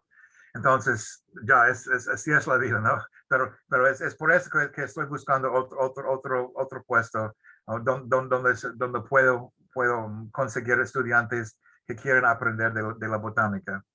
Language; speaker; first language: Spanish; non-native, fluent; English